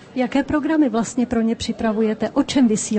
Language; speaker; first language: Czech; native; Czech